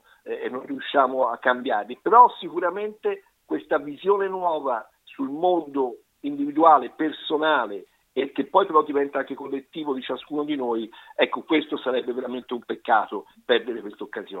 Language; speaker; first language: Italian; native; Italian